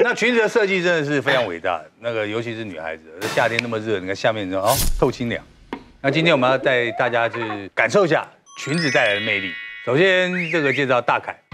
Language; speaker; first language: Chinese; native; Chinese